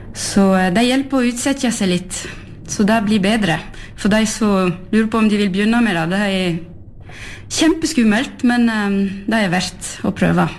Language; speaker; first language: Norwegian; non-native, fluent; French